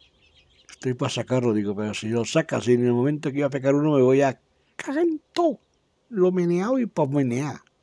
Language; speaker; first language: Spanish; native; Spanish